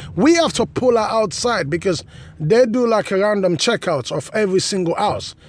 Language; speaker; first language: English; non-native, local second language; Krio